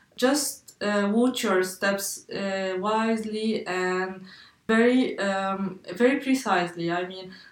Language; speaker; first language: English; non-native, fluent; Arabic